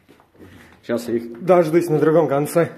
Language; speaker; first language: Russian; native; Russian